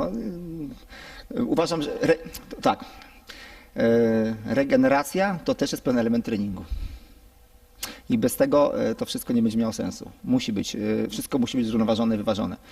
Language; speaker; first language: Polish; native; Polish